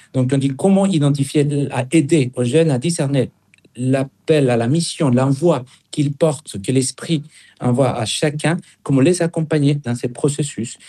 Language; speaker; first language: French; non-native, fluent; Spanish